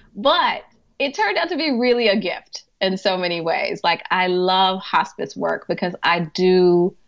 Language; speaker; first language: English; native; English